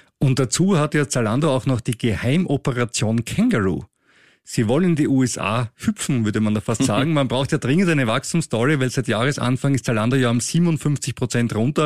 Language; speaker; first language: German; native; German